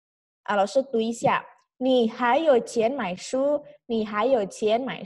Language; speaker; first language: Chinese; non-native, fluent; Indonesian